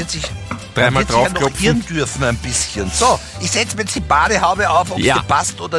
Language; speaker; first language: German; native; German